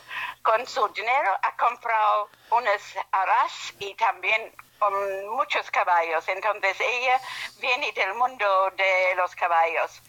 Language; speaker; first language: Spanish; non-native, fluent; English